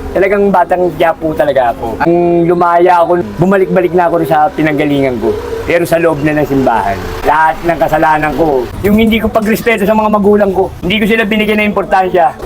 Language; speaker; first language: Filipino; native; Filipino